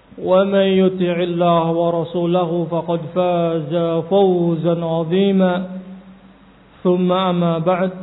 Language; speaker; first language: Arabic; non-native, fluent; Indonesian